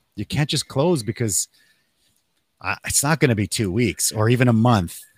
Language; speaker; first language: English; native; English